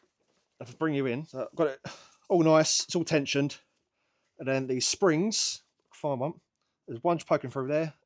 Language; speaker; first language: English; native; English